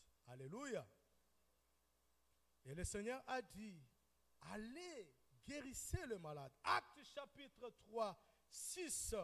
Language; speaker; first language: French; non-native, local second language; Lingala